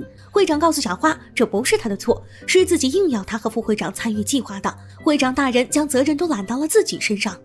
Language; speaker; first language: Chinese; native; Chinese